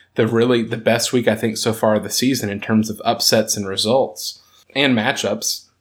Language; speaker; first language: English; native; English